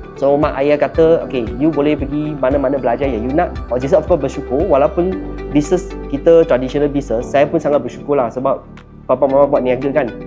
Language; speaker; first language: Malay; non-native, local second language; Chinese